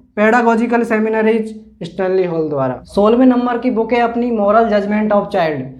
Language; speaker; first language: Hindi; native; Hindi